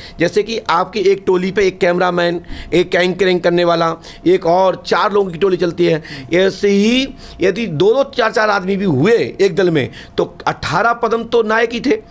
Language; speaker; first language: Hindi; native; Hindi